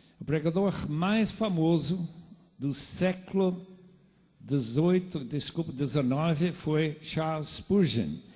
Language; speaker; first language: Portuguese; non-native, fluent; English